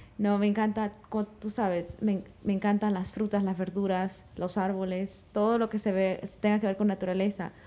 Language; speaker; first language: Spanish; early bilingual, heritage; Spanish